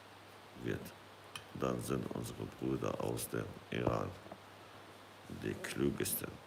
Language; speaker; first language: German; non-native, fluent; Kurdish